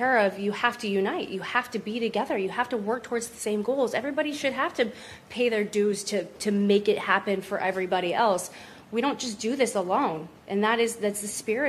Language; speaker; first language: English; native; English